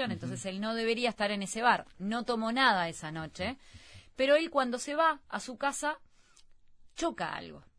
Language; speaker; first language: Spanish; native; Spanish